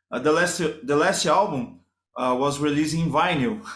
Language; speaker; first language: English; non-native, learner; Portuguese